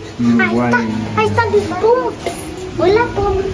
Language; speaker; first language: Spanish; early bilingual, other home language; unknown